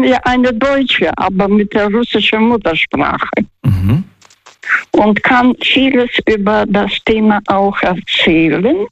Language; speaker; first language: German; non-native, fluent; Russian